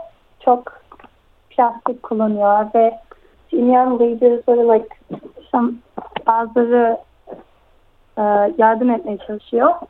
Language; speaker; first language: Turkish; early bilingual, heritage; Turkish